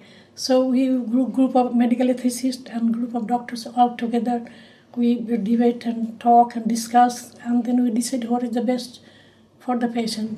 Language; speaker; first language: English; non-native, local second language; Bangla